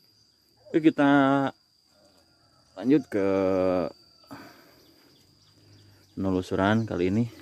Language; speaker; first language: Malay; non-native, local second language; Sundanese